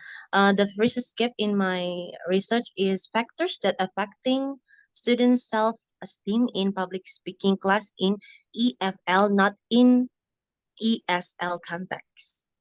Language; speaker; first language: English; non-native, learner; Indonesian